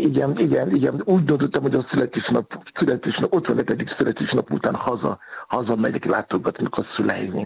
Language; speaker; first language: Hungarian; non-native, fluent; Yoruba